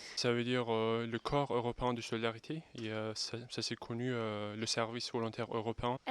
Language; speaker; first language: French; non-native, fluent; Turkish